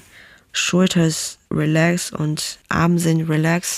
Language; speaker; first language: German; non-native, learner; Chinese